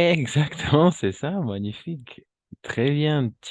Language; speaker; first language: French; non-native, fluent; Spanish